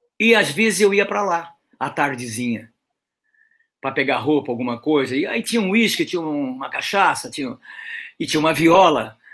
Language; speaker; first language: Portuguese; native; Portuguese